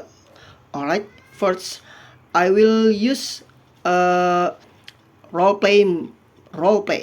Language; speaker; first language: English; non-native, fluent; Indonesian